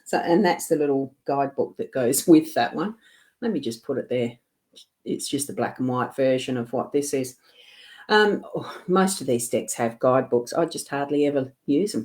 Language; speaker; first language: English; native; English